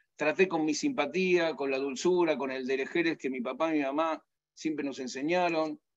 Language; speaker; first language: Spanish; native; Spanish